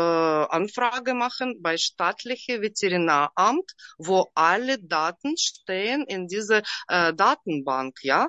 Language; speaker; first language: German; non-native, learner; Russian